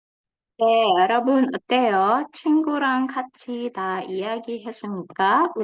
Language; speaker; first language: Korean; non-native, fluent; Indonesian